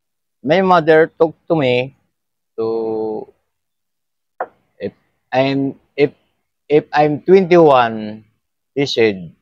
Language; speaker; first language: English; non-native, learner; Filipino